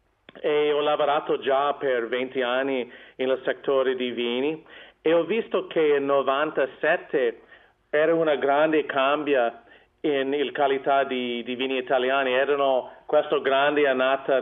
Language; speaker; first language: Italian; non-native, learner; English